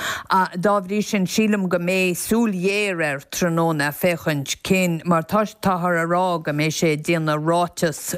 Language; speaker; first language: Irish; native; Irish